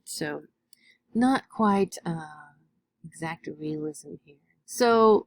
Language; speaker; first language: English; native; English